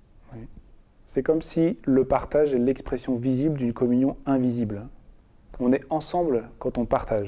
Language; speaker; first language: French; native; French